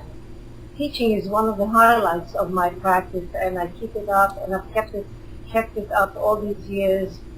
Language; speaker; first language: English; non-native, fluent; Hebrew